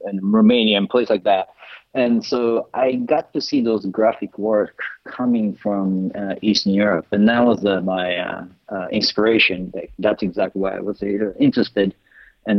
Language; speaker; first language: English; non-native, fluent; Japanese